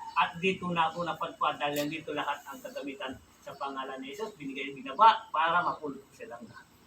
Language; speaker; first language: Filipino; non-native, local second language; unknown